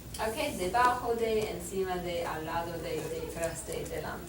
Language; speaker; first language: Spanish; non-native, fluent; English